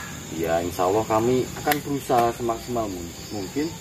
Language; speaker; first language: Indonesian; native; Indonesian